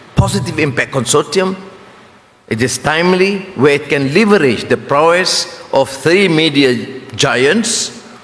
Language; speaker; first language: English; non-native, local second language; Malay